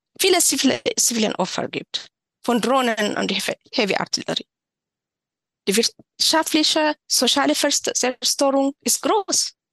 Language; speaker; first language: German; non-native, learner; Tigrinya